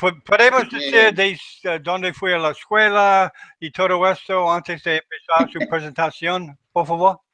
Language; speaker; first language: Spanish; non-native, learner; English